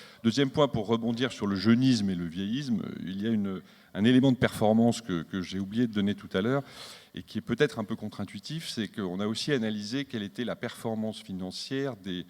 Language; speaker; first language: French; native; French